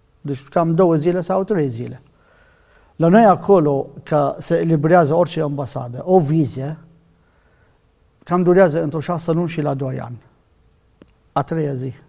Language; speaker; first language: Romanian; non-native, learner; Arabic